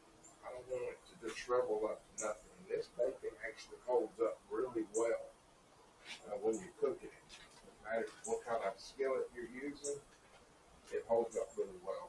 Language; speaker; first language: English; native; English